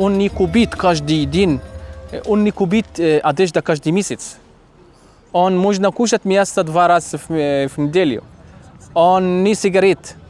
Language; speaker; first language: Russian; non-native, learner; Arabic